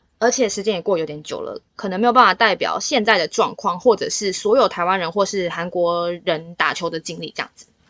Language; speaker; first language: Chinese; native; Chinese